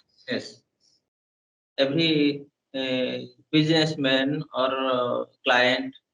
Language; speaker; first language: English; non-native, learner; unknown